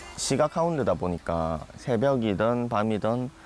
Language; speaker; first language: Korean; native; Korean